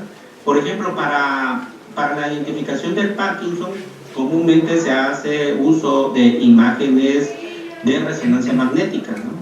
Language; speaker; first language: Spanish; native; Spanish